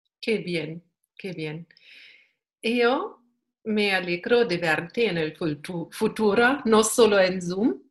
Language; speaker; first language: Spanish; non-native, learner; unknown